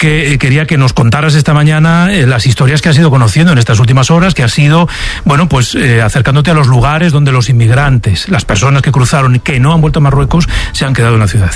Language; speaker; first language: Spanish; native; Spanish